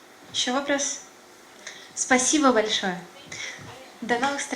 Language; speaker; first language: Russian; native; Russian